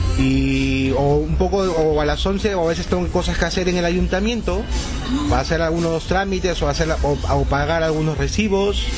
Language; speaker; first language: Spanish; native; Spanish